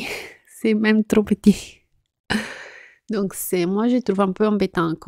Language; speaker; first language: French; non-native, fluent; Italian